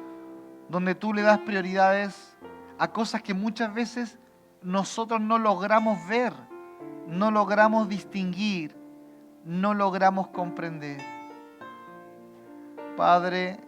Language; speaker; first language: Spanish; native; Spanish